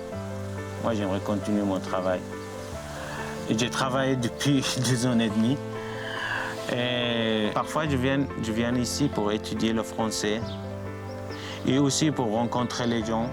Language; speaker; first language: French; non-native, learner; Arabic